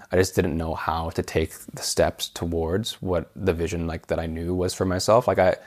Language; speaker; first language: English; native; English